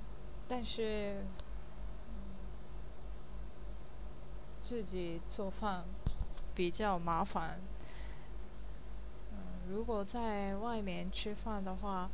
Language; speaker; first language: Chinese; non-native, learner; Japanese